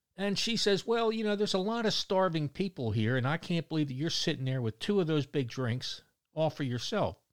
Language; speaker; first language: English; native; English